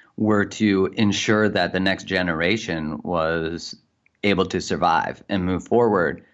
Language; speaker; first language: English; native; English